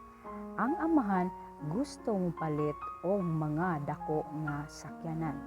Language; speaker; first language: Cebuano; non-native, learner; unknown